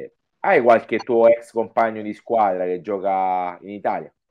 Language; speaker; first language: Italian; native; Italian